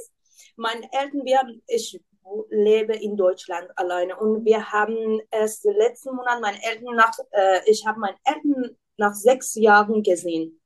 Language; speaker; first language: German; non-native, learner; Persian